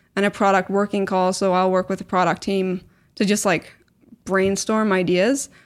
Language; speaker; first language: English; native; English